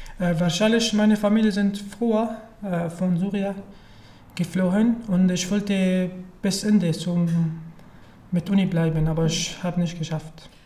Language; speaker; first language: German; non-native, learner; Arabic